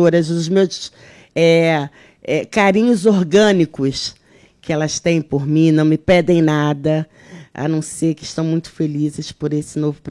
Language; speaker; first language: Portuguese; native; Portuguese